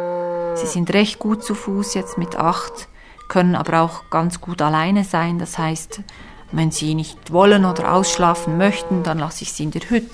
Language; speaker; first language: German; native; German